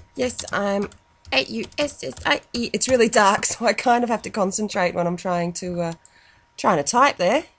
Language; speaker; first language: English; native; English